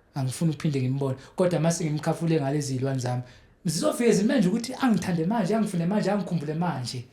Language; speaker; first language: Zulu; native; Zulu